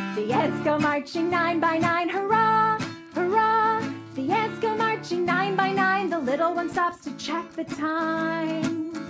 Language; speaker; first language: English; native; English